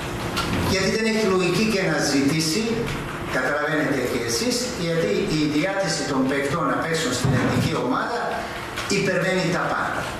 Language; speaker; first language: Greek; non-native, fluent; Serbian